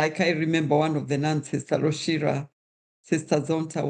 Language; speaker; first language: English; non-native, local second language; Kikuyu